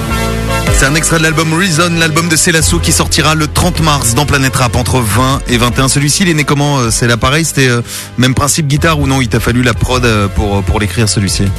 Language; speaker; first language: French; native; French